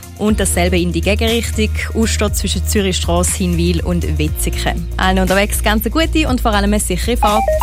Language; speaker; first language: German; native; German